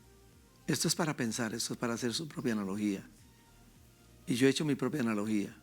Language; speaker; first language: Spanish; native; Spanish